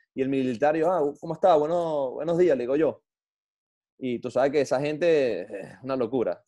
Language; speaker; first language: Spanish; native; Spanish